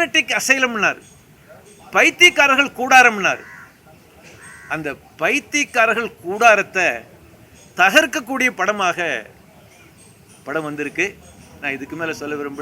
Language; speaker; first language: Tamil; native; Tamil